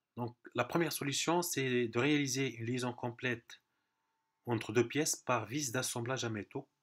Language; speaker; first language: French; non-native, local second language; Arabic